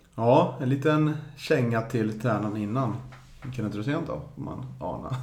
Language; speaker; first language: Swedish; native; Swedish